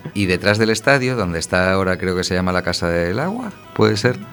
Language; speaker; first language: Spanish; native; Spanish